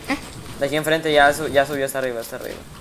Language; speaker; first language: Spanish; native; Spanish